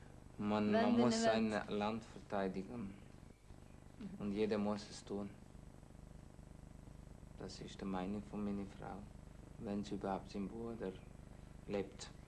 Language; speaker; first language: German; non-native, fluent; Albanian